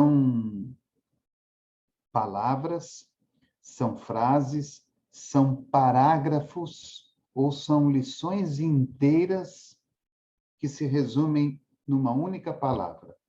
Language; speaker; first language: Portuguese; native; Portuguese